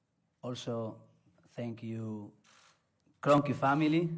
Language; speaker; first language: English; non-native, learner; Spanish